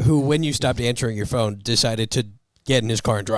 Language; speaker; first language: English; native; English